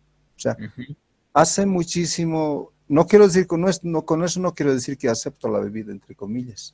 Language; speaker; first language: Spanish; native; Spanish